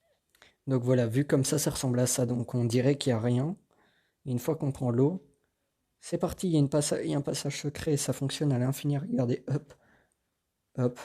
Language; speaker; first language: French; native; French